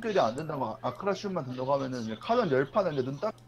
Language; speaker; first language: Korean; native; Korean